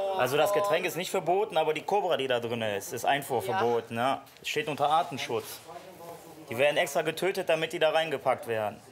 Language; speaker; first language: German; native; German